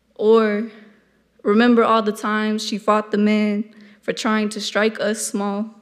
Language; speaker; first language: English; native; English